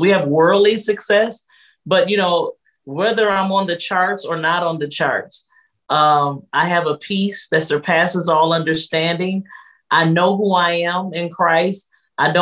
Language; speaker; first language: English; native; English